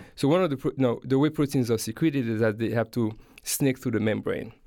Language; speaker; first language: English; non-native, fluent; Haitian Creole